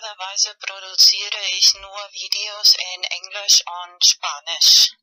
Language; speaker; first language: German; non-native, fluent; Spanish